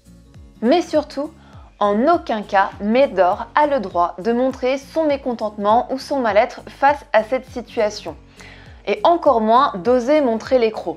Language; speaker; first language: French; native; French